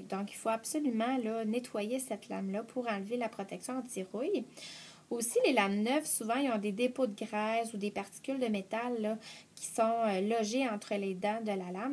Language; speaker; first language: French; native; French